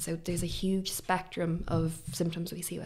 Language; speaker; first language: English; native; English